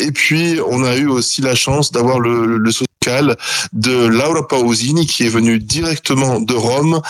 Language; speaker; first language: French; native; French